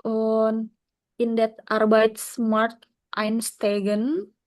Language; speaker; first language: German; non-native, learner; Indonesian